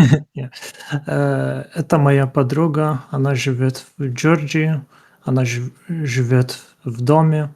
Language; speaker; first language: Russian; non-native, learner; Ukrainian